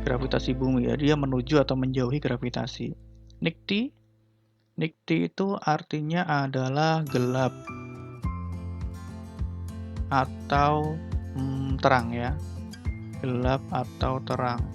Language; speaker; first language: Indonesian; native; Indonesian